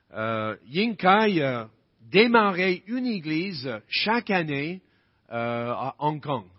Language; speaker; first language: French; non-native, fluent; English